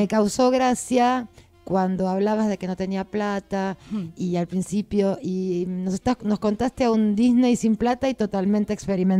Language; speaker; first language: Spanish; native; Spanish